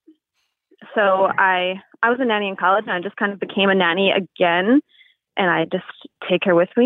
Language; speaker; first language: English; native; English